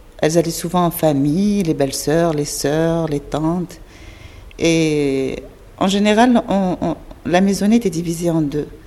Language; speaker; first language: French; non-native, local second language; Arabic